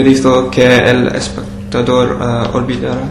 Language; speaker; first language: Spanish; non-native, learner; English